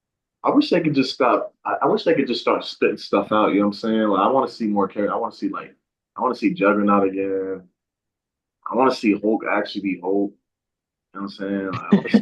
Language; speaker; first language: English; native; English